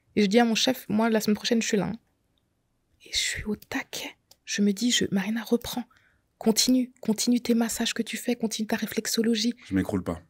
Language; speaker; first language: French; native; French